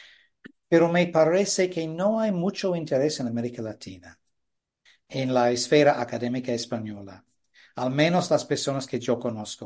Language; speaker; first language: Spanish; non-native, fluent; English